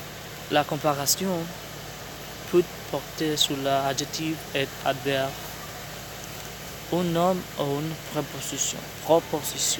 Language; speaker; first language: French; non-native, learner; Spanish